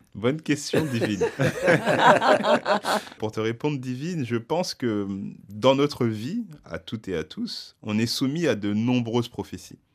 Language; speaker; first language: French; native; French